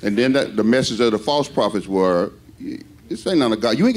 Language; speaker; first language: English; native; English